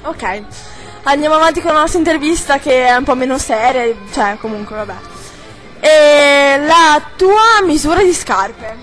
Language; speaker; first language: Italian; native; Italian